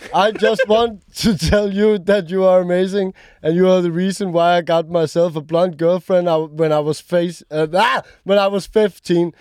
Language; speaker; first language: English; non-native, fluent; Danish